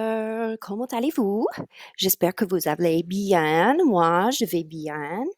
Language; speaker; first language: French; non-native, fluent; English